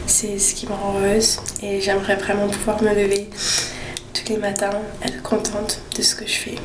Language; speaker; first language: French; early bilingual, heritage; French